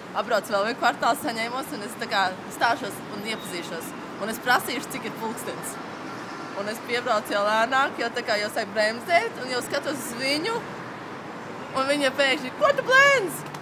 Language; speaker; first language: Latvian; native; Latvian